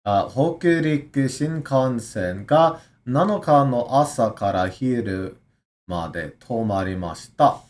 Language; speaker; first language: Japanese; non-native, learner; English